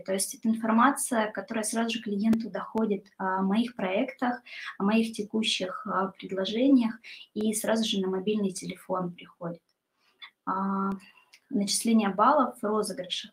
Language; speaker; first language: Russian; native; Russian